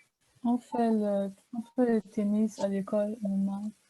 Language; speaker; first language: French; early bilingual, heritage; German